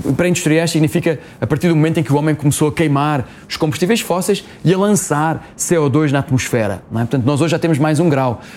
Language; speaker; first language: Portuguese; native; Portuguese